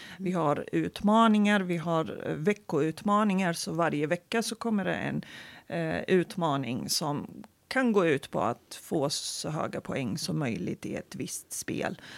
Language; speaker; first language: Swedish; non-native, fluent; Arabic